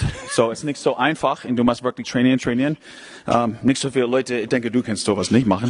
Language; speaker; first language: German; non-native, learner; English